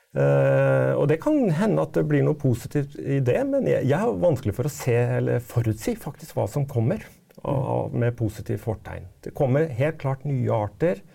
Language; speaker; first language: Norwegian; native; Norwegian